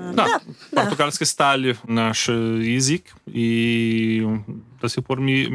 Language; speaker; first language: Russian; non-native, learner; Portuguese